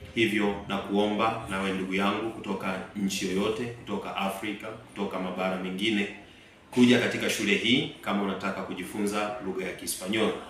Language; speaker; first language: Swahili; native; Swahili